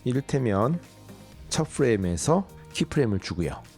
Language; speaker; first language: Korean; native; Korean